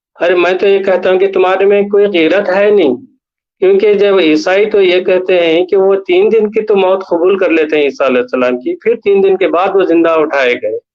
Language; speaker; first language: Urdu; native; Urdu